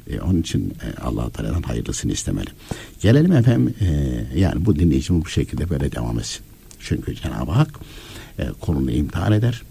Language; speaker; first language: Turkish; native; Turkish